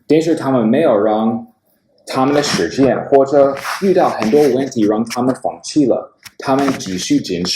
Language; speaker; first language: Chinese; non-native, fluent; English